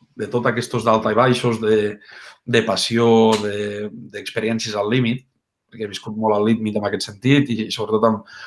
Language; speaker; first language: Catalan; native; Catalan